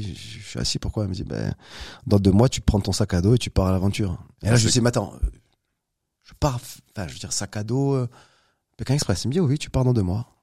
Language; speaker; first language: French; native; French